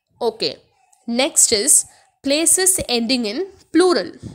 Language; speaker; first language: English; non-native, local second language; Tamil